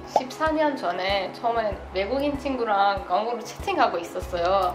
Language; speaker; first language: Korean; non-native, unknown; Persian